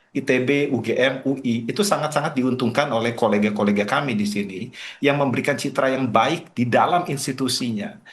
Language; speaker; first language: Indonesian; native; Indonesian